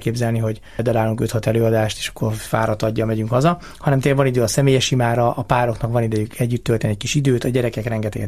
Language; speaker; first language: Hungarian; native; Hungarian